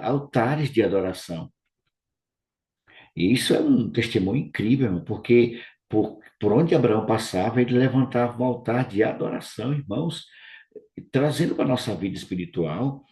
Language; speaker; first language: Portuguese; native; Portuguese